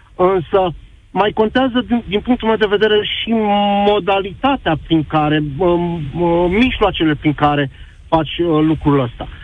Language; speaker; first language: Romanian; native; Romanian